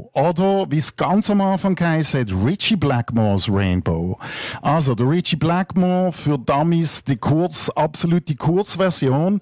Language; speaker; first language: German; native; German